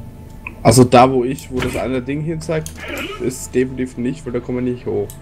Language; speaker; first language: German; native; German